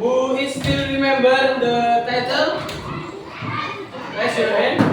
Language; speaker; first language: English; non-native, learner; Indonesian